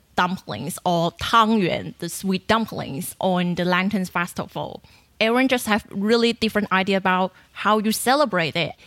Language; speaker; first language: English; non-native, fluent; Chinese